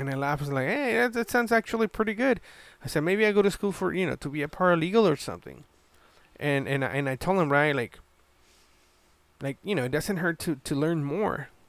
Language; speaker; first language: English; non-native, fluent; Spanish